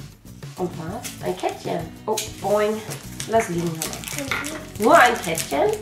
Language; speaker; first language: German; native; German